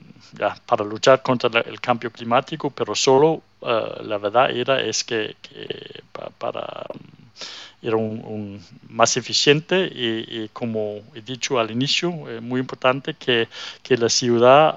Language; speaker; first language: Spanish; non-native, fluent; Danish